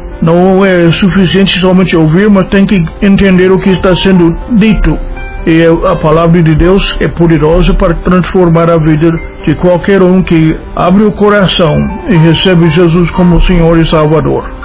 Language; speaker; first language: Portuguese; non-native, fluent; English